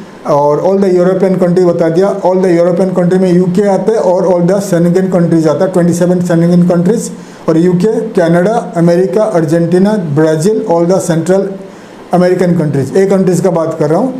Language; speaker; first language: Hindi; non-native, local second language; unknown